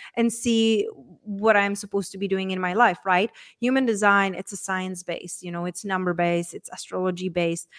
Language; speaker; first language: English; non-native, fluent; Czech